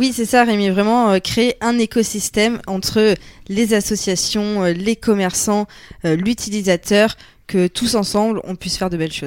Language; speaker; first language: French; native; French